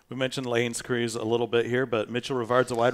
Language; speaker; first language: English; native; English